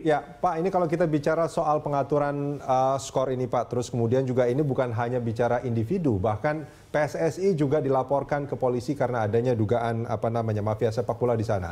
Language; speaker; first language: Indonesian; native; Indonesian